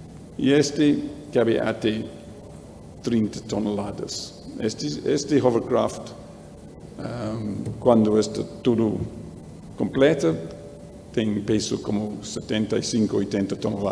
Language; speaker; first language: Portuguese; non-native, learner; English